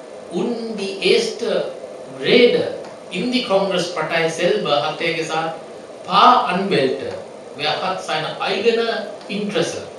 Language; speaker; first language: German; non-native, learner; Sinhala